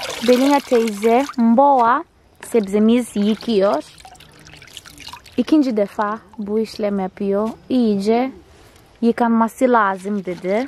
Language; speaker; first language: Turkish; non-native, fluent; Portuguese